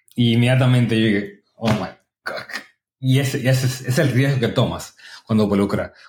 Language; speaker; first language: Spanish; native; Spanish